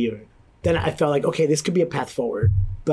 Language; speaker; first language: English; native; English